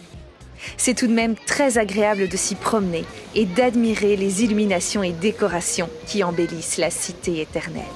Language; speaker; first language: French; native; French